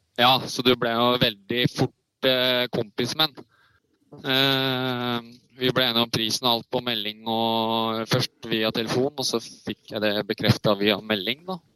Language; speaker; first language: Norwegian; native; Norwegian